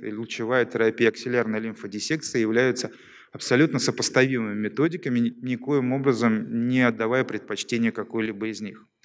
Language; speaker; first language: Russian; native; Russian